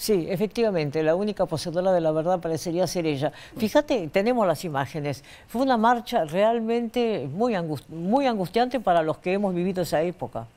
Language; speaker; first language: Spanish; native; Spanish